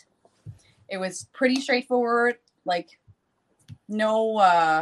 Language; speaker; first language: English; non-native, fluent; French